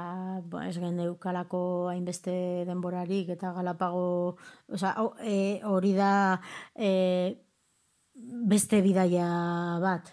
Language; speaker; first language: Basque; non-native, local second language; Spanish